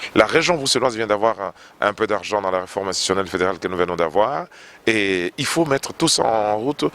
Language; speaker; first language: French; non-native, local second language; Luba-Lulua